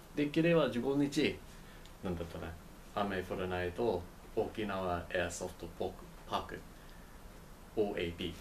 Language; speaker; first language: Japanese; non-native, learner; English